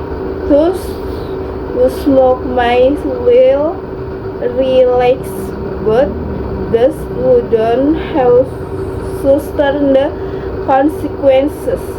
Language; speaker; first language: English; non-native, learner; Indonesian